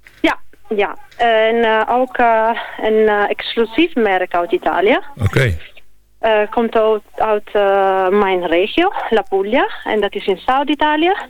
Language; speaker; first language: Dutch; non-native, learner; Italian